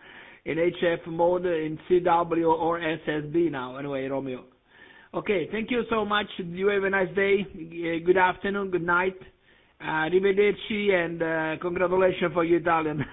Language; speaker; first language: English; non-native, learner; Italian